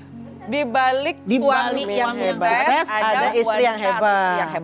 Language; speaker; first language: Indonesian; native; Indonesian